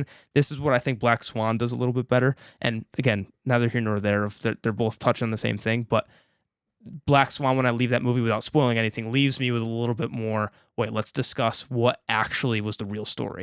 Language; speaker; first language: English; native; English